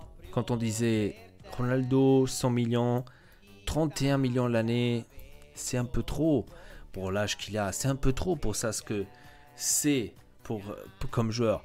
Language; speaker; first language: French; native; French